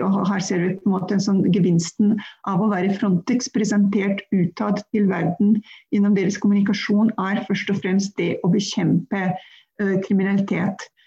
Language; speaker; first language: Norwegian; non-native, fluent; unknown